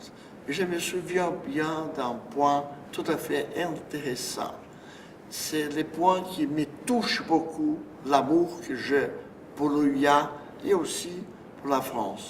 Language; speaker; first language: French; non-native, fluent; Portuguese